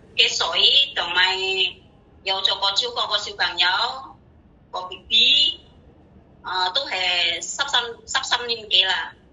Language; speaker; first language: Cantonese; non-native, learner; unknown